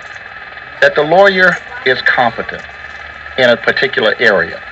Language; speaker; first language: English; native; English